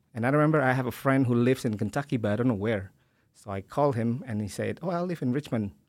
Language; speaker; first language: English; early bilingual, other home language; Indonesian